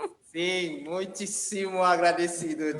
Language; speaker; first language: Portuguese; non-native, fluent; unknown